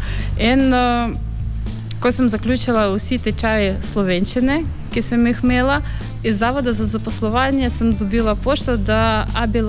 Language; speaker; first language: Slovenian; non-native, fluent; Ukrainian